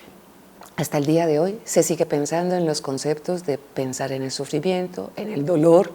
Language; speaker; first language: Spanish; native; Spanish